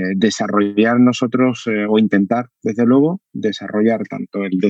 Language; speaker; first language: Spanish; native; Spanish